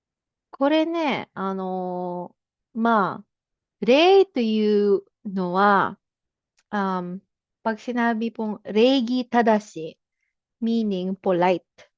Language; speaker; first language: Japanese; non-native, fluent; Filipino